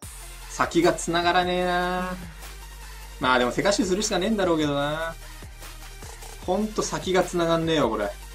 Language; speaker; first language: Japanese; native; Japanese